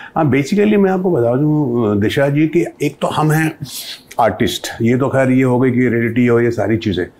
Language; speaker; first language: Hindi; native; Hindi